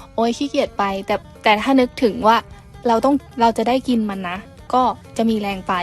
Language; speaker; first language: Thai; native; Thai